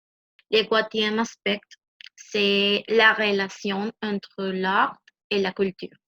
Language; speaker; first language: French; non-native, learner; Spanish